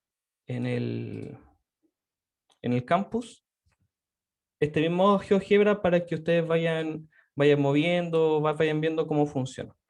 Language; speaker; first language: Spanish; native; Spanish